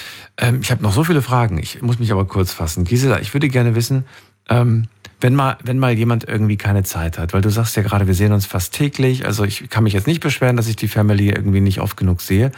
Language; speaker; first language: German; native; German